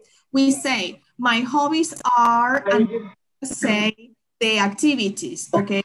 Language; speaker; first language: English; non-native, fluent; Spanish